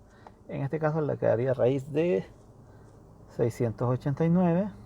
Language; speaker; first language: Spanish; native; Spanish